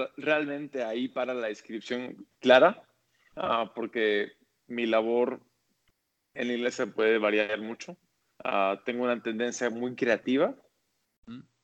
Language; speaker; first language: Spanish; early bilingual, other home language; English